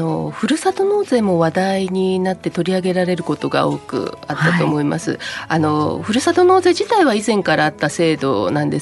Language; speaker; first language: Japanese; native; Japanese